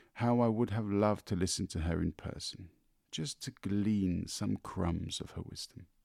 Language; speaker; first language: English; native; English